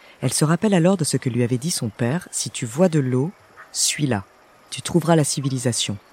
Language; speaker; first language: French; native; French